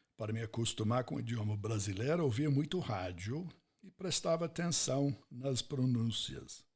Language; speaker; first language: Portuguese; non-native, fluent; English